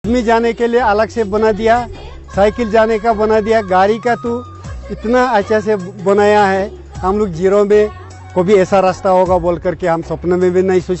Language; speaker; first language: Hindi; non-native, local second language; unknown